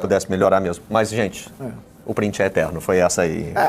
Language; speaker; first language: Portuguese; native; Portuguese